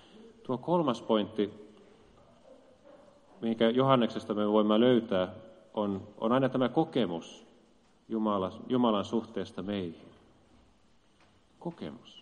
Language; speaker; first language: Finnish; native; Finnish